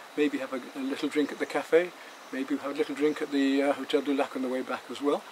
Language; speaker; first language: English; native; English